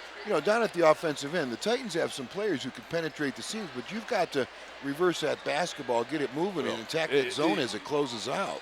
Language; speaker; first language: English; native; English